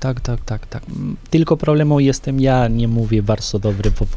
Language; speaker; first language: Polish; non-native, learner; Spanish